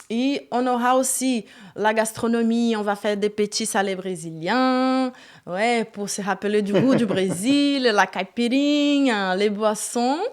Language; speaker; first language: French; non-native, fluent; Portuguese